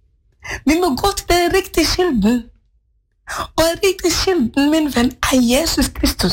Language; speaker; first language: Norwegian; non-native, fluent; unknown